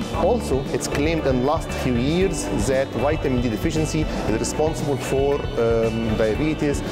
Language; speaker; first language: English; non-native, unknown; Arabic